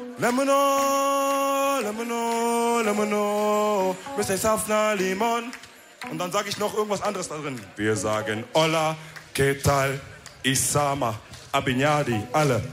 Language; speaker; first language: German; early bilingual, other home language; Wolof